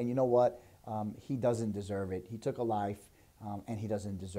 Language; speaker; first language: English; native; English